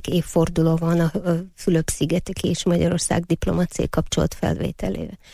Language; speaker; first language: Hungarian; non-native, fluent; Uyghur